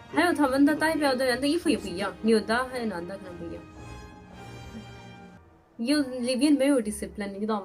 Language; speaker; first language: Chinese; non-native, fluent; Urdu